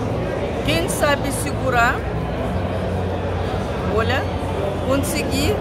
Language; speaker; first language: Portuguese; non-native, fluent; Russian